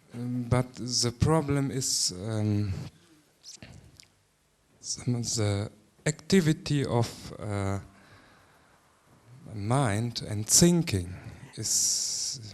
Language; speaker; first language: English; non-native, learner; German